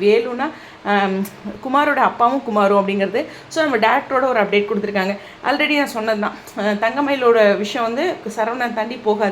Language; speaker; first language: Tamil; native; Tamil